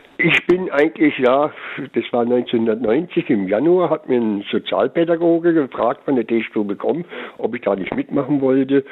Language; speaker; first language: German; native; German